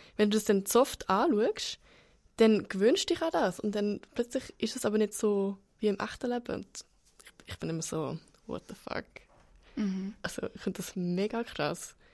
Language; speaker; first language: German; native; German